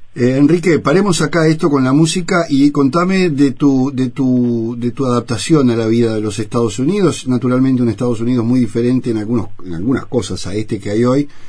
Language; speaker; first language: Spanish; native; Spanish